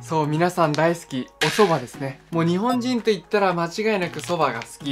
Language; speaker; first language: Japanese; native; Japanese